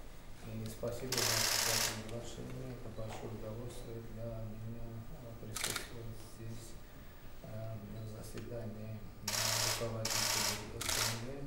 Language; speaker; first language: Russian; non-native, local second language; Armenian